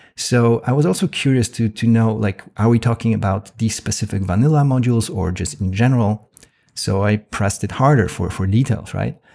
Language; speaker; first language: English; non-native, fluent; Polish